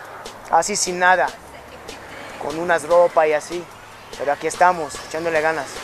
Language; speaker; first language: Spanish; non-native, fluent; Hungarian